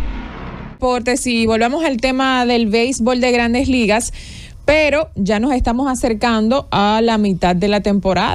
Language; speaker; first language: Spanish; native; Spanish